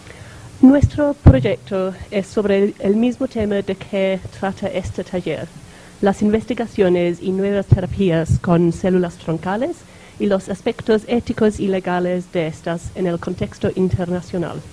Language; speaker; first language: Spanish; non-native, fluent; English